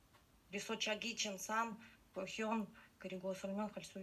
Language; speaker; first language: Korean; non-native, learner; Russian